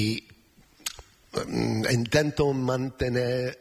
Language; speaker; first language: Spanish; non-native, fluent; English